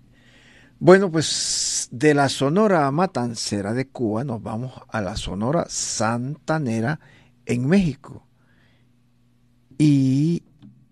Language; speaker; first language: Spanish; native; Spanish